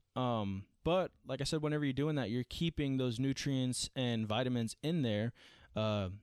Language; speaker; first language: English; native; English